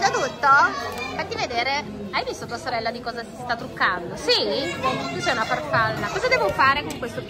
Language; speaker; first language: Italian; native; Italian